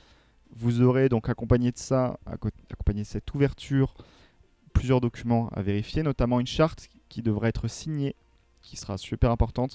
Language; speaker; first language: French; native; French